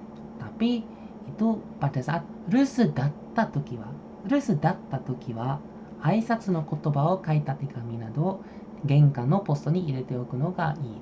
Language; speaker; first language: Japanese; non-native, fluent; Indonesian